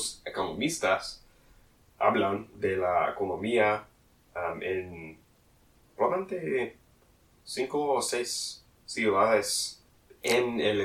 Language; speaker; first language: Spanish; non-native, learner; English